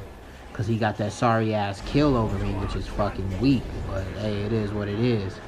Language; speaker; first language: English; native; English